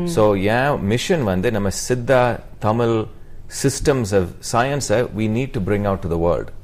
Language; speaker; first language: Tamil; native; Tamil